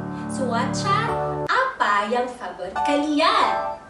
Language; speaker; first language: Indonesian; non-native, learner; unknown